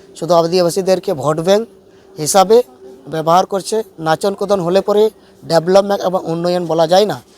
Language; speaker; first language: Bangla; non-native, local second language; Santali